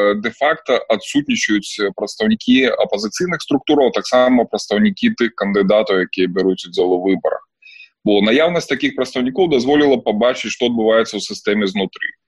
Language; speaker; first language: Belarusian; non-native, local second language; Russian